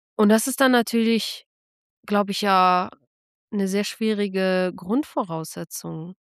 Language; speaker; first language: German; early bilingual, other home language; Polish